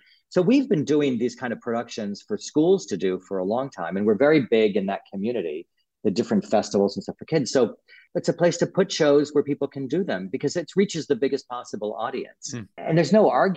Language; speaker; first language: English; native; English